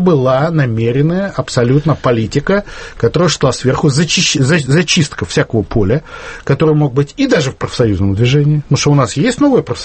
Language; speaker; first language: Russian; native; Russian